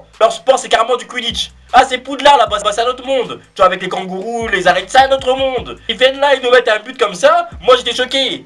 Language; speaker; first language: French; native; French